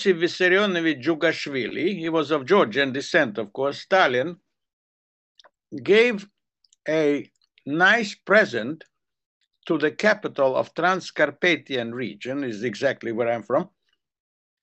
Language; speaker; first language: English; non-native, fluent; Hungarian